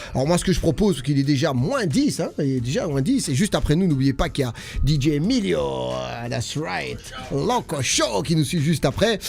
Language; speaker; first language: French; native; French